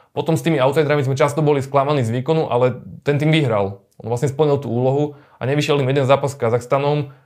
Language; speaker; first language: Slovak; native; Slovak